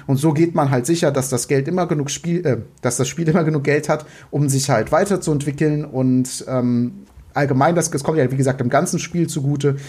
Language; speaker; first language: German; native; German